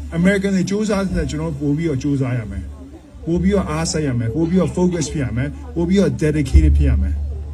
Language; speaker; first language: Burmese; non-native, local second language; Kachin